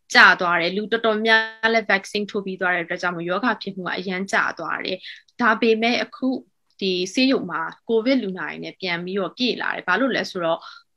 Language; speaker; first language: Burmese; native; Burmese